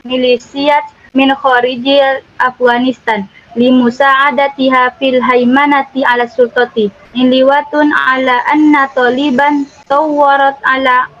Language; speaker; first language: Arabic; non-native, learner; Indonesian